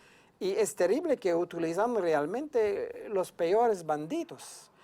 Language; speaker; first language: Spanish; non-native, fluent; French